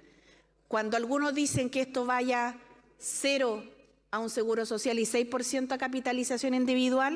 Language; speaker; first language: Spanish; native; Spanish